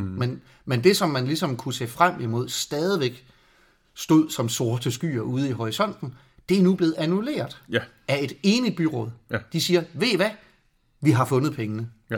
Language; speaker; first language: Danish; native; Danish